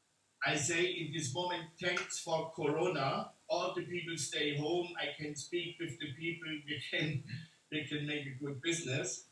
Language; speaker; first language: English; non-native, learner; German